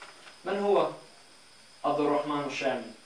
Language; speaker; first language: Arabic; non-native, learner; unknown